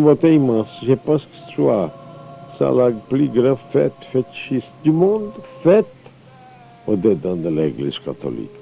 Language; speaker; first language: French; non-native, fluent; Portuguese